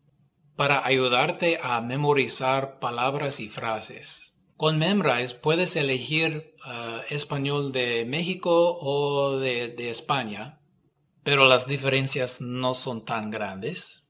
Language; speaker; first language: Spanish; non-native, fluent; English